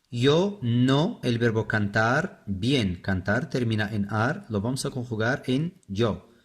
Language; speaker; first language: Spanish; non-native, fluent; Arabic